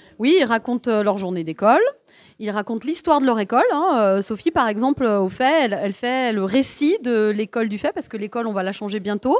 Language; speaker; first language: French; native; French